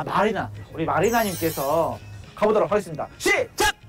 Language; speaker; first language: Korean; native; Korean